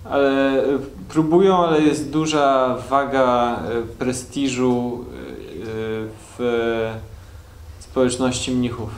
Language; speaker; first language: Polish; native; Polish